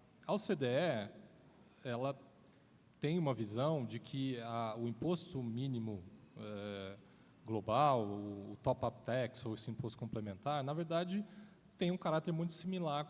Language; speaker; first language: Portuguese; native; Portuguese